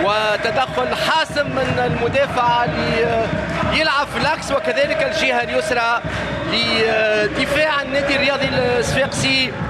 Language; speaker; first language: Arabic; native; Arabic